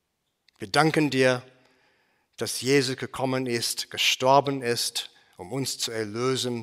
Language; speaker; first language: German; non-native, fluent; English